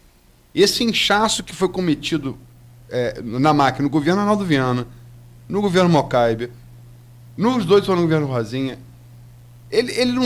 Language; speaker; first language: Portuguese; native; Portuguese